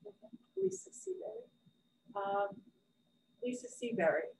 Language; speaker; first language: English; native; English